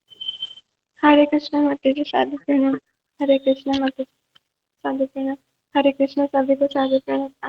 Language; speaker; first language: Hindi; non-native, local second language; Odia